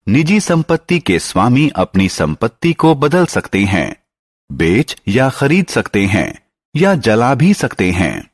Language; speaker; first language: Hindi; non-native, local second language; Marathi